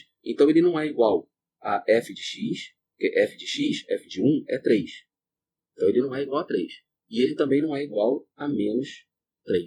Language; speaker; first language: Portuguese; native; Portuguese